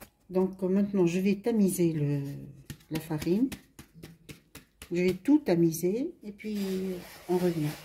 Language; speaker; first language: French; non-native, local second language; Arabic